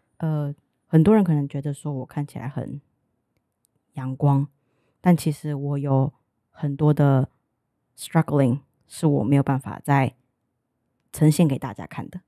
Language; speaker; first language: Chinese; native; Chinese